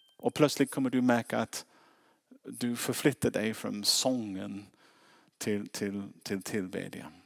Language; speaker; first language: Swedish; non-native, fluent; English